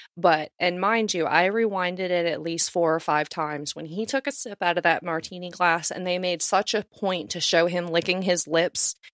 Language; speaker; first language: English; native; English